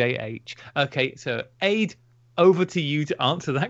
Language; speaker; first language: English; native; English